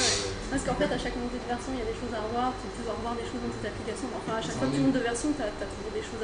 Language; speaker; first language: French; native; French